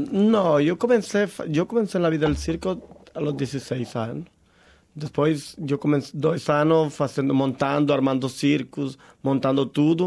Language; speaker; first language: Portuguese; non-native, learner; Spanish